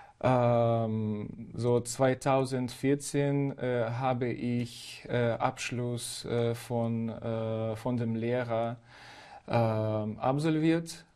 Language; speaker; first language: German; non-native, fluent; Ukrainian